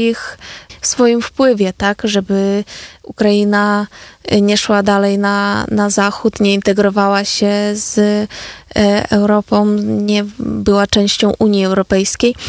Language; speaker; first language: Polish; non-native, fluent; Ukrainian